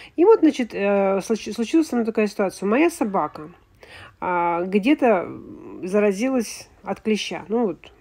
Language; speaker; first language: Russian; native; Russian